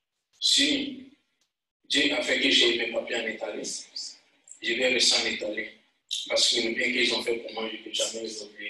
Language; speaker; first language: French; non-native, learner; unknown